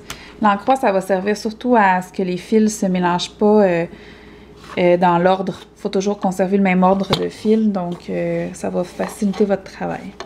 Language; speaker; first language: French; native; French